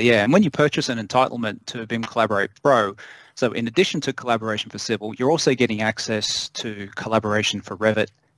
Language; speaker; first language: English; native; English